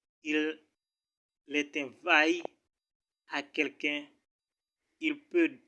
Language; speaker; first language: French; non-native, local second language; Haitian Creole